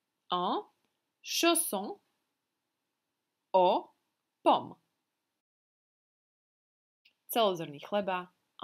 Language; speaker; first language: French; non-native, fluent; Slovak